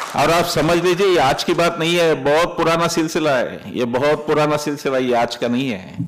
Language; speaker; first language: Hindi; non-native, local second language; Marathi